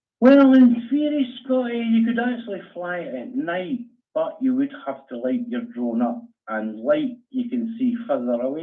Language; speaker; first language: English; native; English